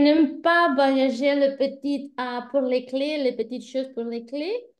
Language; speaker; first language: French; non-native, learner; Spanish